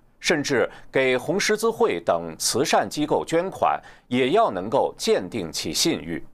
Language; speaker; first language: Chinese; native; Chinese